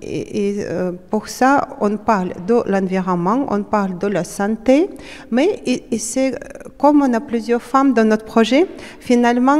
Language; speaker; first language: French; non-native, fluent; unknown